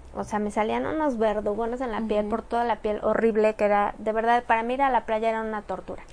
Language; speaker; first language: Spanish; native; Spanish